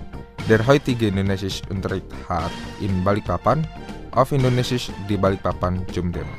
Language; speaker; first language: German; non-native, fluent; Indonesian